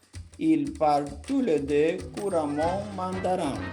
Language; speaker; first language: French; non-native, fluent; Portuguese